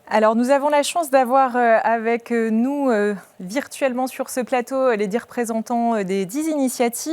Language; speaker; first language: French; native; French